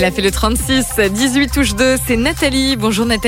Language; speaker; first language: French; native; French